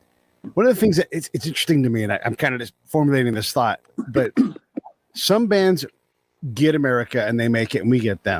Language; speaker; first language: English; native; English